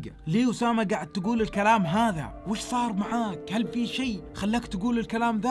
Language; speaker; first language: Arabic; native; Arabic